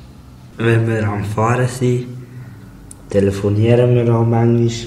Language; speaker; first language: German; early bilingual, other home language; Albanian